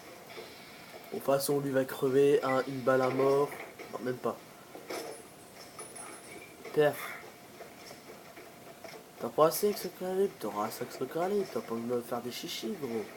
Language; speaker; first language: French; native; French